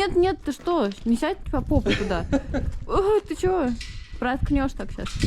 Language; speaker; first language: Russian; native; Russian